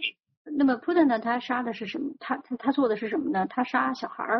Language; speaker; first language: Chinese; native; Chinese